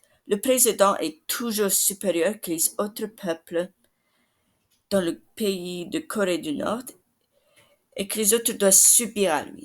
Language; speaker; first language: French; non-native, learner; English